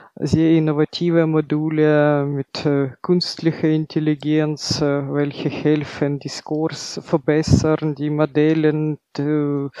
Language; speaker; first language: German; non-native, fluent; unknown